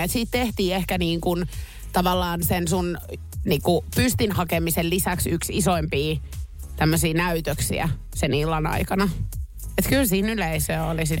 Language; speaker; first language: Finnish; native; Finnish